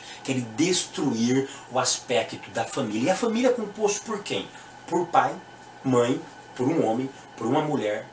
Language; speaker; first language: Portuguese; native; Portuguese